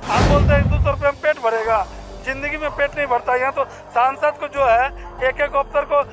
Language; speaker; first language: Hindi; native; Hindi